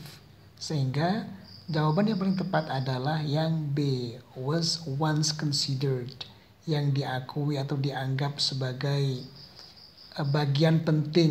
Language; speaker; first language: Indonesian; native; Indonesian